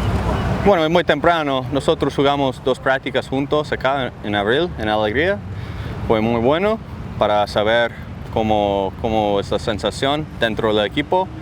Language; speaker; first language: Spanish; non-native, learner; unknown